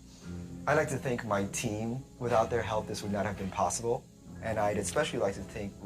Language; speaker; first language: English; native; English